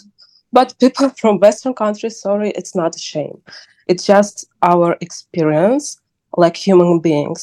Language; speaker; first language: English; non-native, learner; Ukrainian